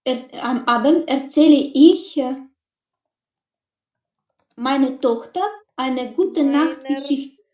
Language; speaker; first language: German; non-native, learner; Macedonian